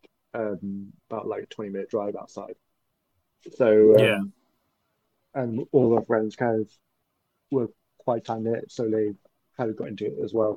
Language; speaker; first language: English; native; English